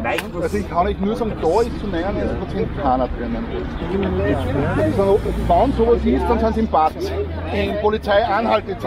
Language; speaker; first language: German; native; German